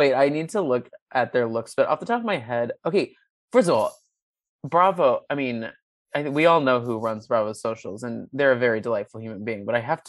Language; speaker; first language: English; native; English